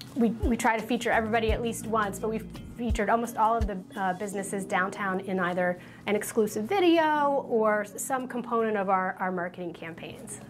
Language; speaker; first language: English; native; English